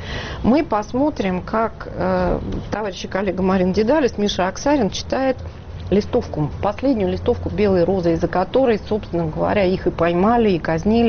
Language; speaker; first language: Russian; native; Russian